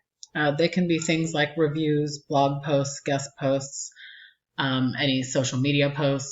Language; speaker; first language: English; native; English